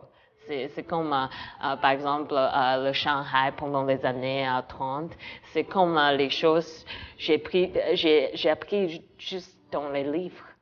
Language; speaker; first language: French; non-native, fluent; Chinese